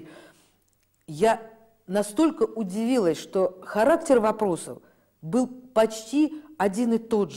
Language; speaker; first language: Russian; native; Russian